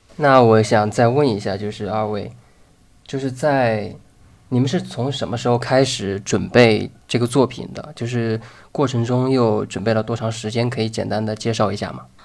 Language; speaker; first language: Chinese; native; Chinese